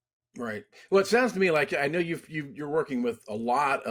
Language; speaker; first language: English; native; English